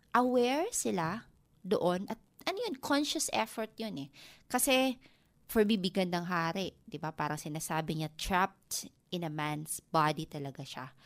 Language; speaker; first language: Filipino; non-native, local second language; Waray